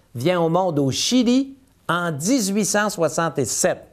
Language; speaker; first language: French; native; French